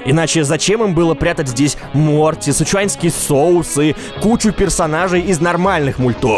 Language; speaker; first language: Russian; native; Russian